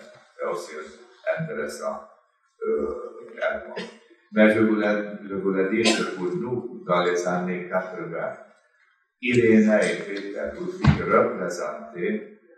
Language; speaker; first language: French; non-native, fluent; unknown